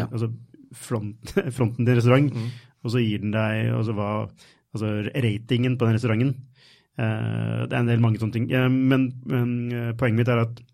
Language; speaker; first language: Norwegian; native; Norwegian